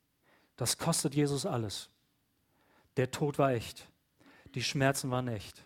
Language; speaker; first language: German; native; German